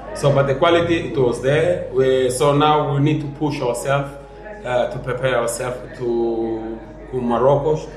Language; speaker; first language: English; non-native, fluent; Portuguese